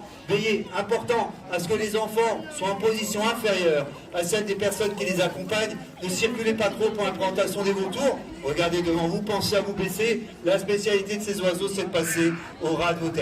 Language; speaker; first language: French; native; French